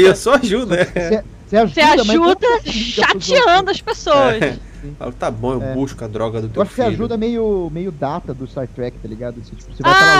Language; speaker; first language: Portuguese; native; Portuguese